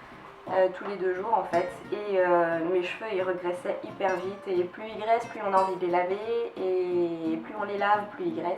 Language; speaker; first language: French; native; French